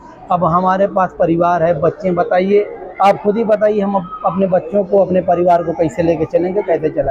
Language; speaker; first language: Hindi; native; Hindi